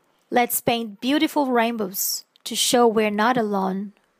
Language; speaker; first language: English; non-native, fluent; Portuguese